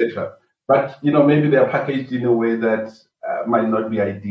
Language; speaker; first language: English; non-native, local second language; Venda